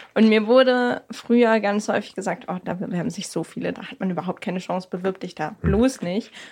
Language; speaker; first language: German; native; German